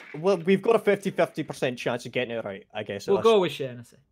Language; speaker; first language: English; native; English